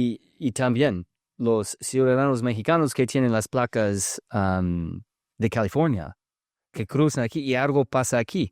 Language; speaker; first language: Spanish; early bilingual, heritage; English